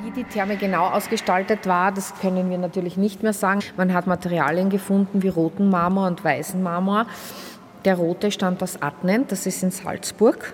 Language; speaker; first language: German; native; German